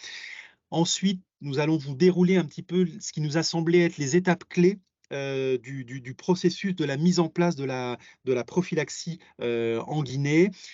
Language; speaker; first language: French; native; French